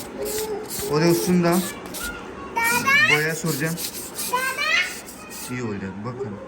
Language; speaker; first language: Turkish; non-native, learner; Urdu